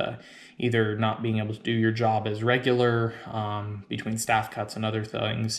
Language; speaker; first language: English; native; English